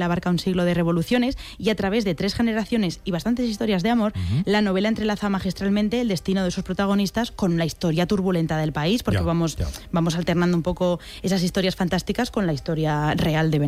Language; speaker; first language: Spanish; native; Spanish